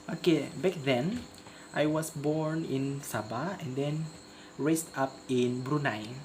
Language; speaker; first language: English; non-native, local second language; Malay